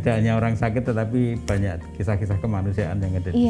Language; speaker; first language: Indonesian; native; Indonesian